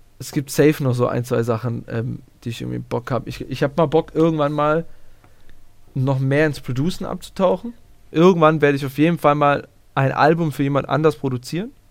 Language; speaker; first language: German; early bilingual, other home language; Bosnian